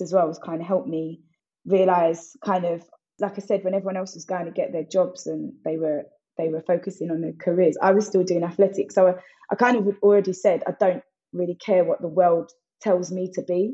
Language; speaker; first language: English; native; English